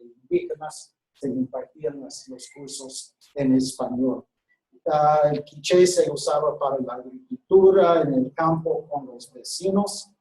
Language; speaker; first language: Spanish; non-native, fluent; English